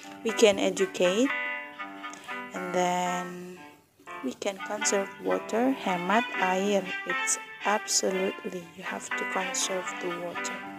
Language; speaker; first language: English; non-native, fluent; Indonesian